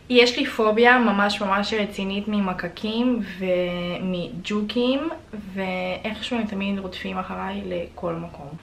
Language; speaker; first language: Hebrew; early bilingual, other home language; Russian